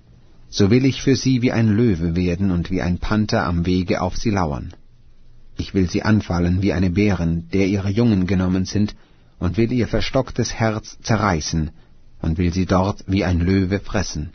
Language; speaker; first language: German; native; German